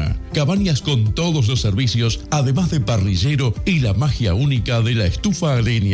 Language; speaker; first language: Spanish; native; Spanish